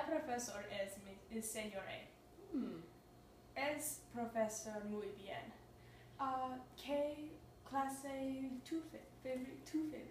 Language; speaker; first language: Spanish; non-native, learner; English